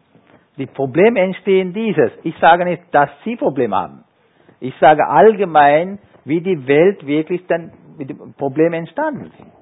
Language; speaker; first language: German; non-native, fluent; Sinhala